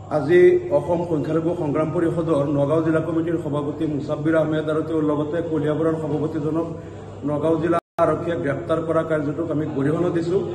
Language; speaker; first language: Assamese; non-native, local second language; Bangla